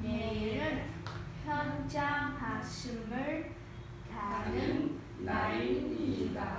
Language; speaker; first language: Korean; non-native, learner; Vietnamese